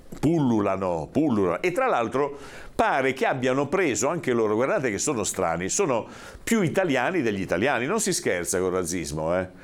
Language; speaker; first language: Italian; native; Italian